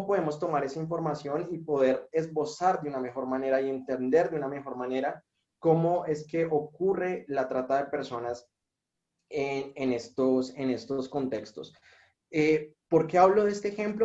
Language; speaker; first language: Spanish; native; Spanish